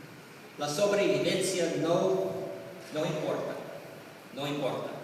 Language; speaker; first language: Spanish; non-native, learner; English